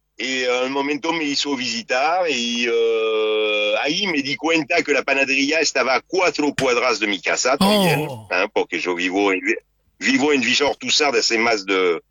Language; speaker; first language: Spanish; non-native, fluent; French